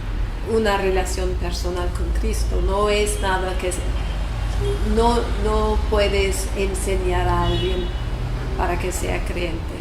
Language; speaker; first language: Spanish; non-native, fluent; English